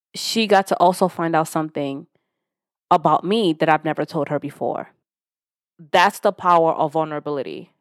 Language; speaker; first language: English; early bilingual, other home language; Yoruba